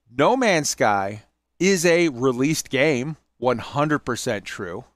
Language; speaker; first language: English; native; English